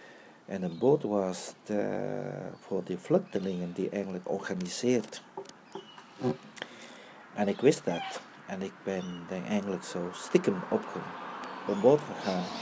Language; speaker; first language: Dutch; early bilingual, other home language; Vietnamese